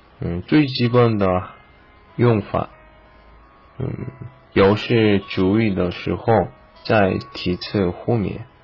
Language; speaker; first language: Chinese; non-native, learner; Korean